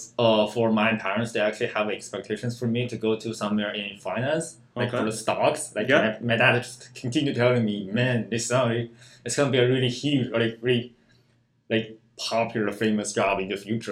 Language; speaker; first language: English; non-native, fluent; Chinese